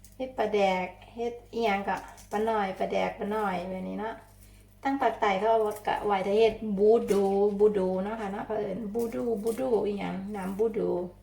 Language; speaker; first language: Thai; native; Thai